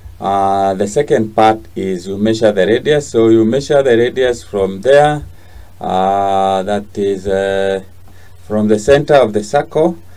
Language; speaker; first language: English; non-native, local second language; Swahili